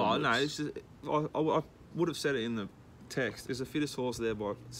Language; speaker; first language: English; native; English